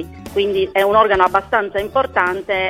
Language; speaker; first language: Italian; native; Italian